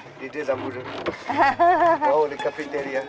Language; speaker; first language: French; non-native, learner; Burmese